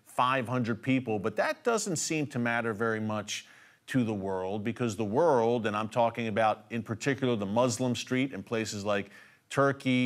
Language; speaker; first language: English; native; English